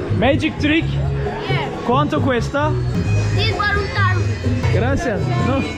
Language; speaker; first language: Spanish; non-native, learner; Turkish